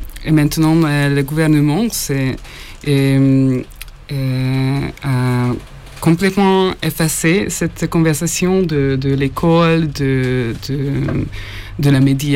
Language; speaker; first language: French; non-native, learner; Hungarian